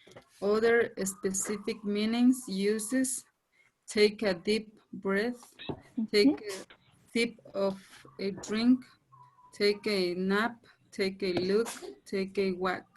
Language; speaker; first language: English; non-native, learner; Spanish